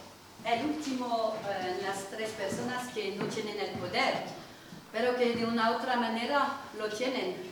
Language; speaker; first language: Spanish; non-native, learner; French